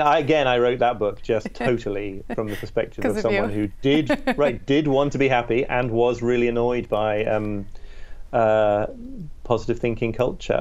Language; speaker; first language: English; native; English